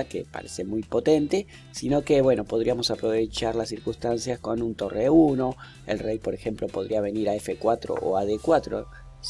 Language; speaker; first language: Spanish; native; Spanish